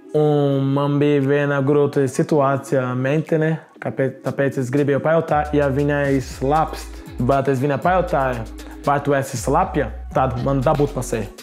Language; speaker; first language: Latvian; non-native, learner; Portuguese